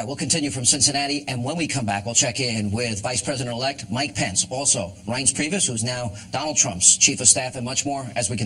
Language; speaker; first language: English; native; English